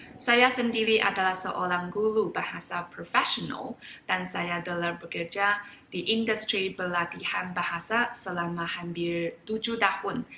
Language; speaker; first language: Indonesian; non-native, fluent; Chinese